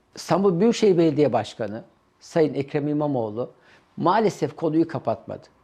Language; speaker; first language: Turkish; native; Turkish